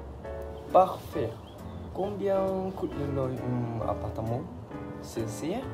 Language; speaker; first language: French; non-native, learner; Malay